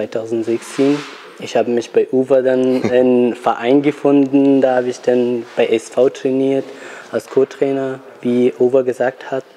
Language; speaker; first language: German; non-native, fluent; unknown